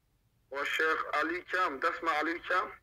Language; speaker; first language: Arabic; non-native, learner; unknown